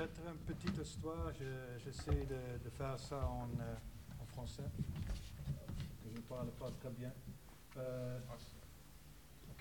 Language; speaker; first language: French; non-native, learner; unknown